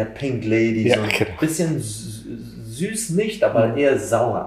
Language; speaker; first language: German; non-native, fluent; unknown